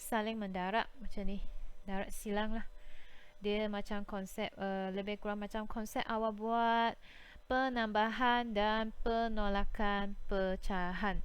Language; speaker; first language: Malay; native; Malay